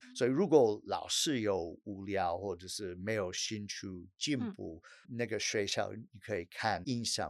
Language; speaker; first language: Chinese; non-native, fluent; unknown